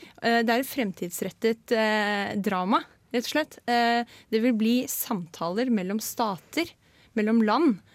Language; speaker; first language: Norwegian; native; Norwegian